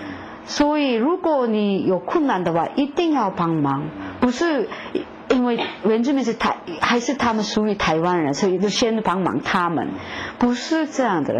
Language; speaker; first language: Chinese; non-native, fluent; Korean